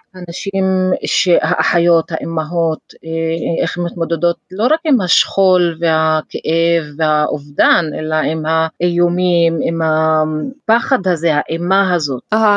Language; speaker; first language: Hebrew; non-native, local second language; Arabic